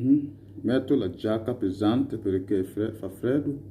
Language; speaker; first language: Italian; non-native, learner; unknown